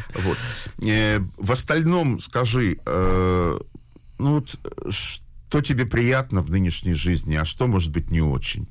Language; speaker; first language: Russian; native; Russian